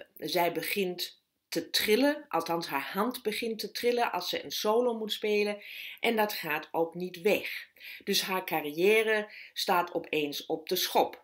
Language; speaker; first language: Dutch; non-native, fluent; German